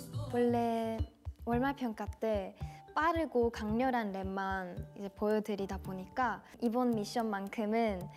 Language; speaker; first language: Korean; non-native, fluent; Japanese